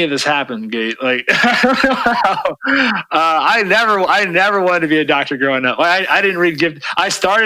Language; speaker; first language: English; native; English